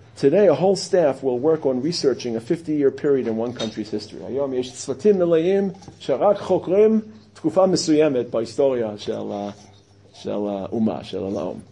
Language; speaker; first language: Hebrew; non-native, fluent; English